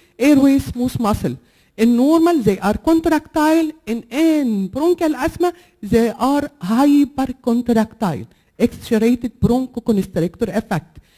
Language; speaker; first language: English; non-native, fluent; Arabic